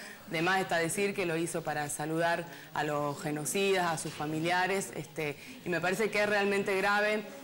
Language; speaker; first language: Spanish; native; Spanish